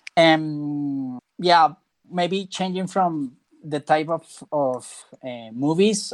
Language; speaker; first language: English; non-native, fluent; Spanish